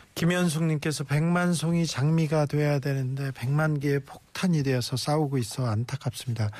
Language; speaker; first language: Korean; native; Korean